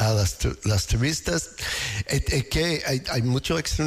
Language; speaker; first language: Spanish; non-native, learner; English